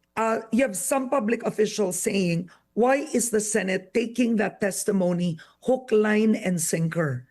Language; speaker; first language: English; non-native, local second language; Filipino